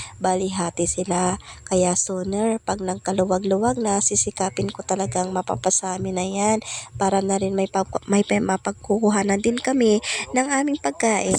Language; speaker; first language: Filipino; non-native, local second language; Hiligaynon